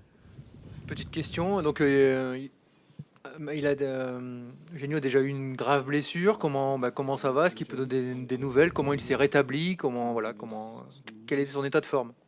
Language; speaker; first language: French; native; French